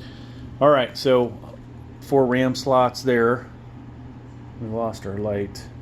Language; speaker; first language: English; native; English